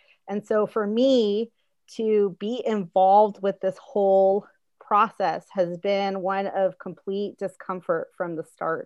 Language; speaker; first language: English; early bilingual, other home language; Spanish